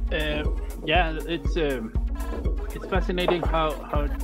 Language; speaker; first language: English; non-native, learner; Spanish